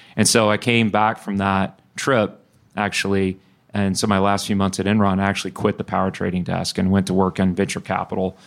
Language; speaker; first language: English; native; English